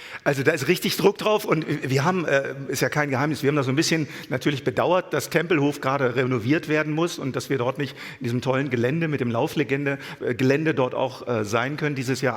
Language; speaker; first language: German; native; German